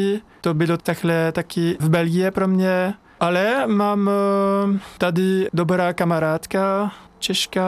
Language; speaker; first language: Czech; non-native, fluent; French